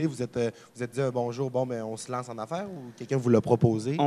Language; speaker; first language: French; native; French